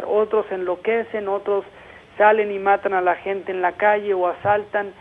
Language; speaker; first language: Spanish; native; Spanish